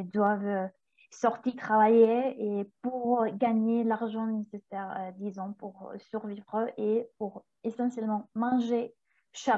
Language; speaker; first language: French; non-native, fluent; Spanish